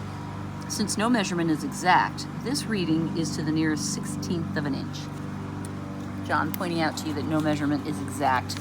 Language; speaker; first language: English; native; English